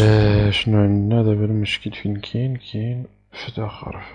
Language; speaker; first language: Arabic; native; Arabic